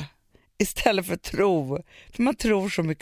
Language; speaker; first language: Swedish; native; Swedish